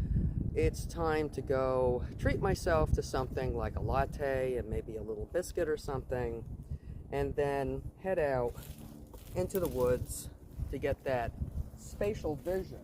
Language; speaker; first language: English; native; English